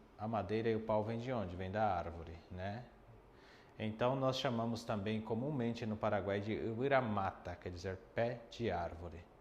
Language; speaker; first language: Portuguese; non-native, fluent; Guarani